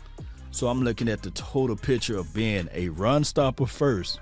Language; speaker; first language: English; native; English